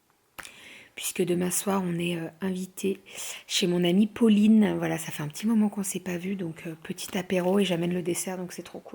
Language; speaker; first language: French; native; French